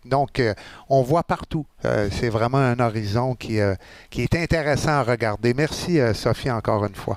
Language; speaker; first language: French; native; French